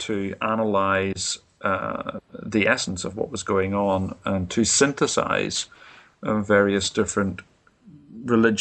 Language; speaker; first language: English; native; English